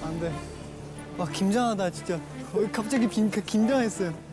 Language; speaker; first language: Korean; native; Korean